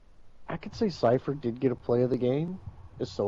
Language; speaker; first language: English; native; English